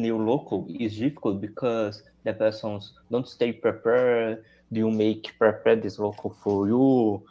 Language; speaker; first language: English; non-native, learner; Portuguese